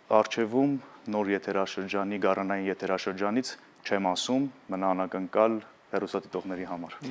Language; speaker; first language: Armenian; early bilingual, heritage; Armenian